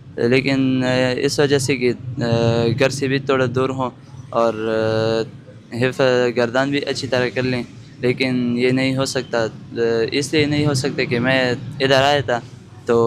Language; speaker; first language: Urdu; non-native, local second language; Pashto